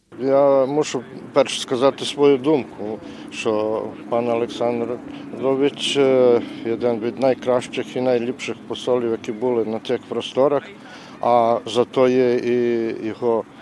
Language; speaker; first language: Ukrainian; early bilingual, heritage; Ukrainian